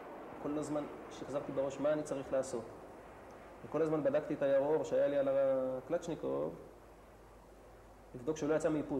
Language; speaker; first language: Hebrew; native; Hebrew